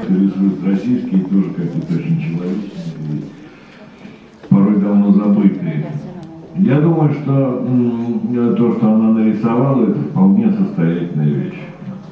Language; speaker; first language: Russian; native; Russian